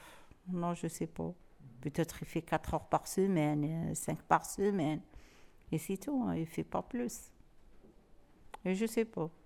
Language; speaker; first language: French; non-native, learner; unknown